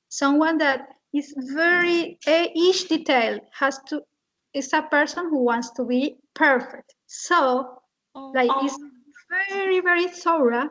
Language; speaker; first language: English; non-native, fluent; Spanish